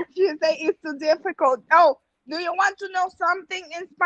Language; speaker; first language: English; non-native, local second language; Spanish